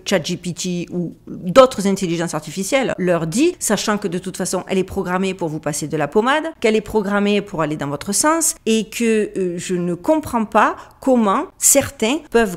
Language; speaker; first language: French; native; French